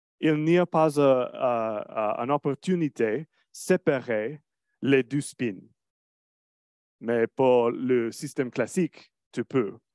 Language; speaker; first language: French; non-native, learner; English